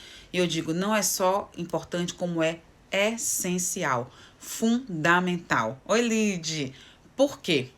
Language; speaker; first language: Portuguese; native; Portuguese